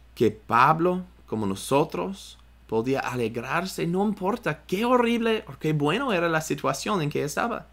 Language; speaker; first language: Spanish; non-native, fluent; English